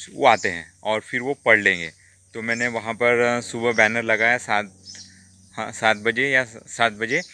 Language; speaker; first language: Hindi; non-native, local second language; Marathi